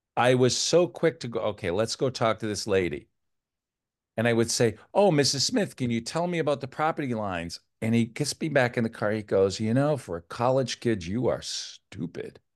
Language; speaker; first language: English; native; English